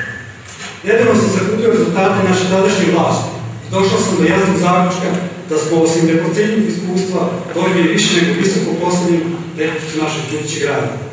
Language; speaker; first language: Serbian; native; Serbian